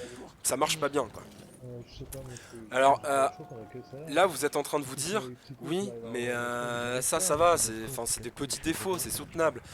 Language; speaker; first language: French; native; French